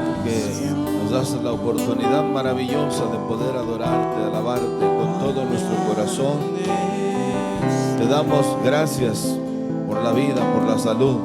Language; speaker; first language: Spanish; native; Spanish